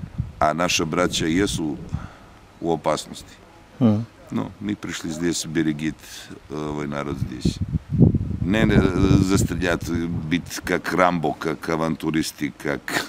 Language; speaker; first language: Russian; non-native, learner; Serbian